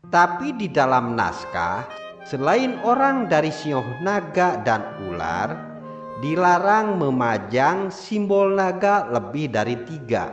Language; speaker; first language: Indonesian; native; Indonesian